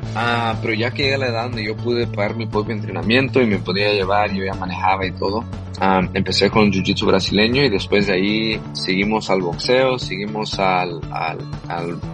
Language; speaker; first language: Spanish; early bilingual, heritage; Spanish